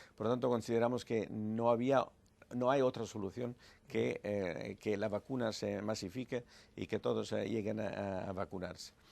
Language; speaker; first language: Spanish; non-native, fluent; Italian